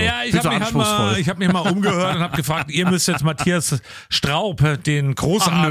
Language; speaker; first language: German; native; German